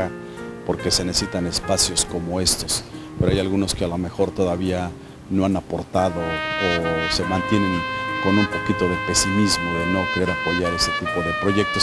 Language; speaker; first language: Spanish; native; Spanish